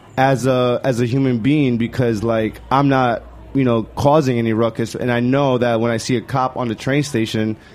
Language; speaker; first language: English; native; English